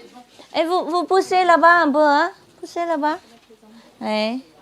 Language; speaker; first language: French; non-native, learner; Vietnamese